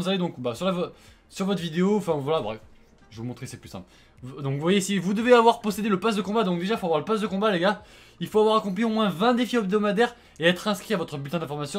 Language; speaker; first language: French; native; French